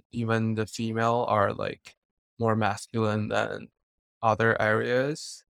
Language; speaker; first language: English; non-native, fluent; Chinese